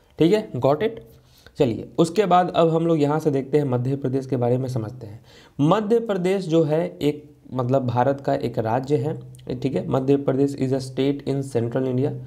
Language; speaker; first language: Hindi; native; Hindi